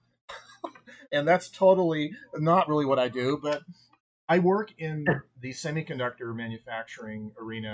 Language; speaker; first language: English; native; English